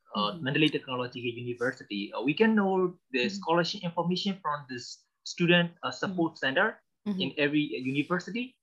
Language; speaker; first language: English; non-native, learner; Burmese